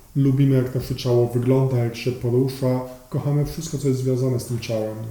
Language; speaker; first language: Polish; native; Polish